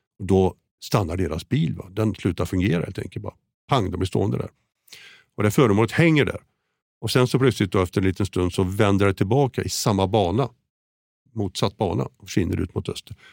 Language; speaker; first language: Swedish; native; Swedish